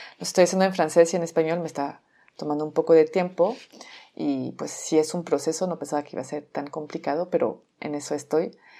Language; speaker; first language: Spanish; non-native, fluent; French